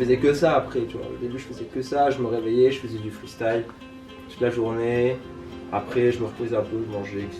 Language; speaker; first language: French; native; French